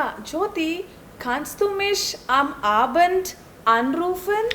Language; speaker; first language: German; non-native, learner; Hindi